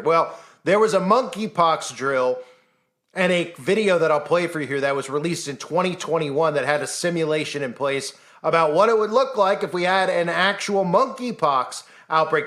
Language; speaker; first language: English; native; English